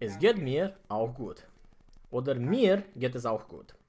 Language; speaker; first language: German; non-native, fluent; Romanian